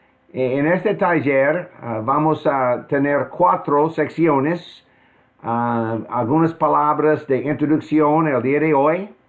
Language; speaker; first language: Spanish; non-native, fluent; English